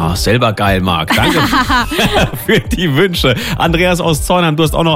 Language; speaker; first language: German; native; German